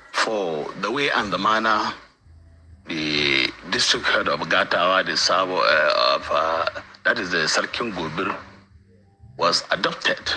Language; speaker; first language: English; non-native, local second language; Hausa